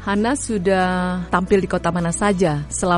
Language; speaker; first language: Indonesian; native; Indonesian